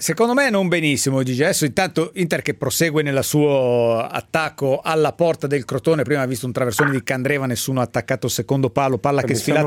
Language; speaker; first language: Italian; native; Italian